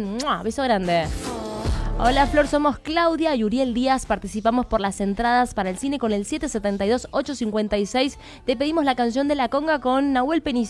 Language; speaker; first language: Spanish; native; Spanish